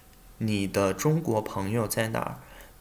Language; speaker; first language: Chinese; non-native, fluent; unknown